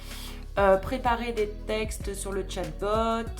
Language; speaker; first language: French; native; French